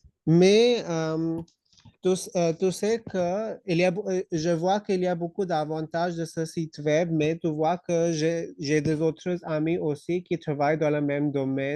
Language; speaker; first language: French; non-native, fluent; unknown